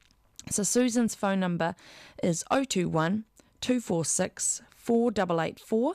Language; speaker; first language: English; native; English